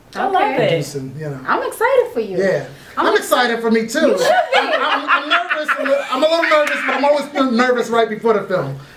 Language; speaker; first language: English; native; English